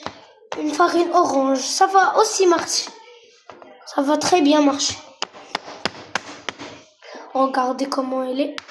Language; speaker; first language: French; non-native, local second language; Arabic